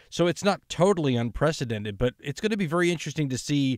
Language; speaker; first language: English; native; English